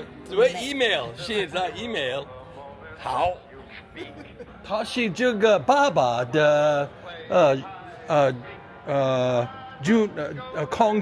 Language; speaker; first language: Chinese; non-native, learner; English